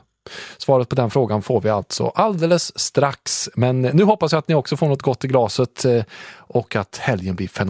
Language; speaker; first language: Swedish; native; Swedish